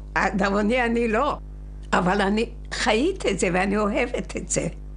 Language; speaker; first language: Hebrew; non-native, fluent; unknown